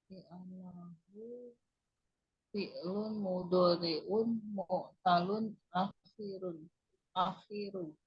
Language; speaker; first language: Arabic; non-native, learner; Indonesian